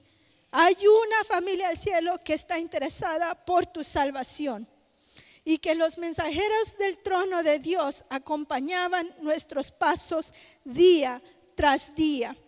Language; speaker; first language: Spanish; native; Spanish